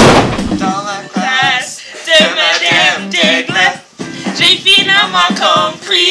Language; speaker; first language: French; non-native, local second language; English